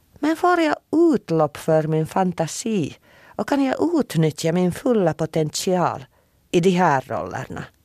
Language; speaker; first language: Swedish; non-native, local second language; Finnish